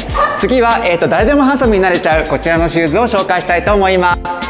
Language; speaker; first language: Japanese; native; Japanese